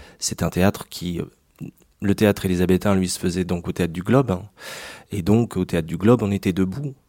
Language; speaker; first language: French; native; French